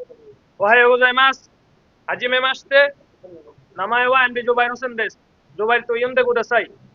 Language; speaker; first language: Japanese; non-native, learner; Bangla